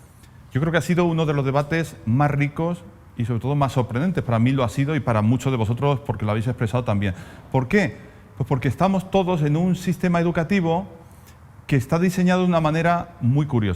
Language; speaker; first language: Spanish; native; Spanish